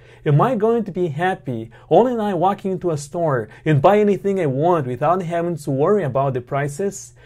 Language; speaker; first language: English; non-native, fluent; Portuguese